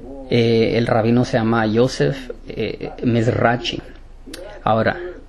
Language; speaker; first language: Spanish; native; Spanish